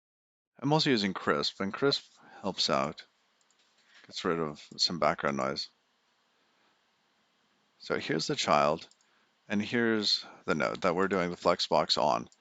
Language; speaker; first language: English; native; English